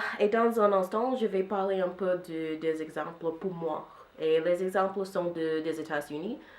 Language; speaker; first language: French; non-native, fluent; English